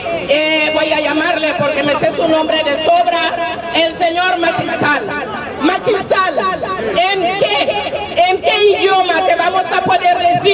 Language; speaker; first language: Spanish; non-native, fluent; Wolof